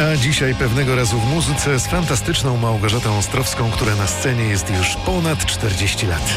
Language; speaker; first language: Polish; native; Polish